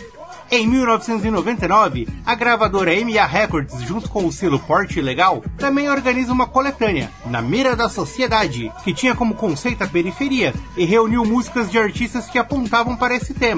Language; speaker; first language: Portuguese; native; Portuguese